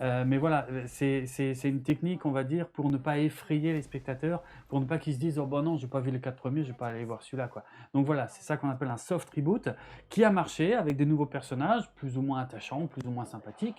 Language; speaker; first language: French; native; French